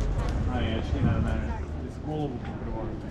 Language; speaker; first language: Russian; native; Russian